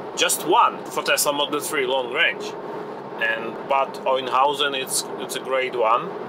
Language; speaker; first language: English; non-native, fluent; Ukrainian